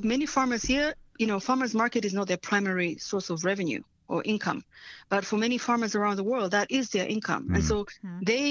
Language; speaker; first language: English; non-native, local second language; Swahili